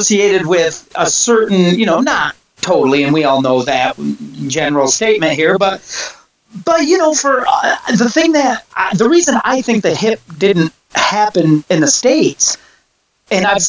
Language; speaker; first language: English; native; English